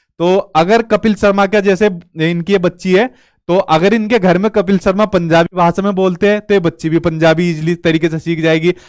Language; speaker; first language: Hindi; native; Hindi